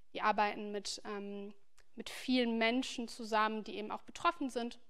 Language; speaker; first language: German; native; German